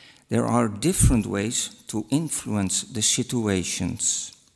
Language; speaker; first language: English; non-native, fluent; Western Frisian